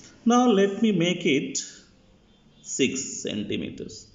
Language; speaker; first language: English; non-native, local second language; Hindi